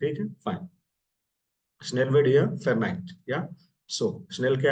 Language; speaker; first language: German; non-native, fluent; Hindi